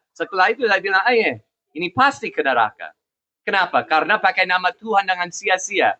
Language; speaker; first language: Indonesian; non-native, fluent; English